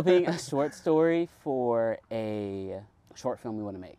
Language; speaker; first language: English; native; English